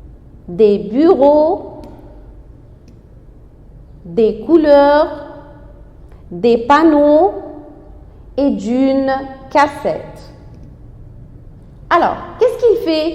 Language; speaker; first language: French; non-native, fluent; Arabic